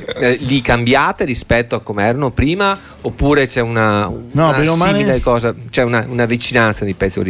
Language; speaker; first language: Italian; native; Italian